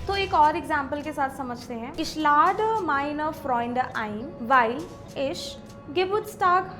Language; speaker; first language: German; non-native, fluent; Hindi